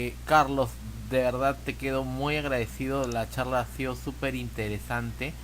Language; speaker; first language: Spanish; native; Spanish